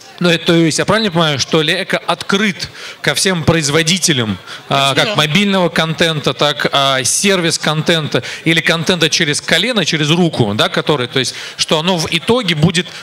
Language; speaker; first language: Russian; native; Russian